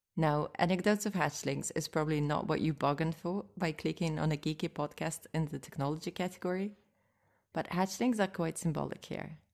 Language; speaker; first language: English; non-native, fluent; Russian